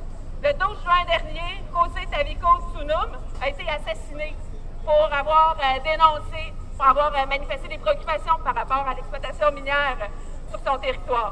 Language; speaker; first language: French; native; French